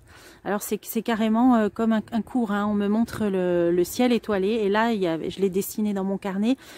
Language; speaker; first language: French; native; French